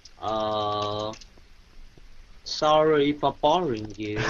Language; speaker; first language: English; non-native, learner; Vietnamese